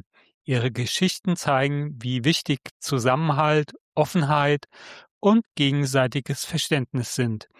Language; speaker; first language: German; native; German